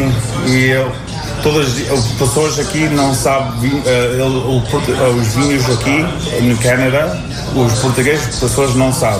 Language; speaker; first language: Portuguese; early bilingual, heritage; Portuguese